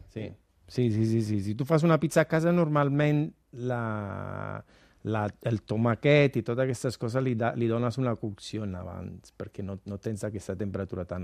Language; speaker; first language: Catalan; non-native, fluent; Italian